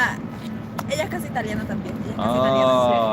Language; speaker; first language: Spanish; native; Spanish